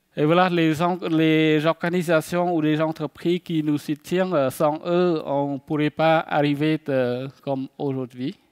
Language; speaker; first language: French; non-native, fluent; Khmer